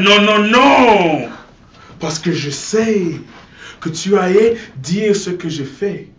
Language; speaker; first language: French; non-native, learner; English